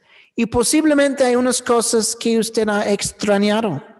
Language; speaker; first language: Spanish; non-native, learner; English